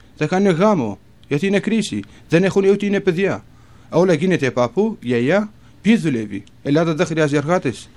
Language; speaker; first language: Greek; non-native, learner; Kurdish